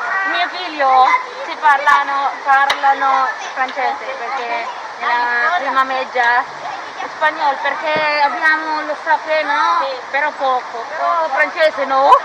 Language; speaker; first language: Italian; non-native, learner; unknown